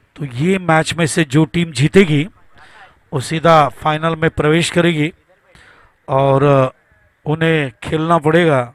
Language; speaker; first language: Hindi; non-native, local second language; Marathi